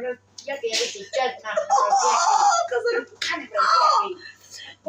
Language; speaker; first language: Arabic; native; Arabic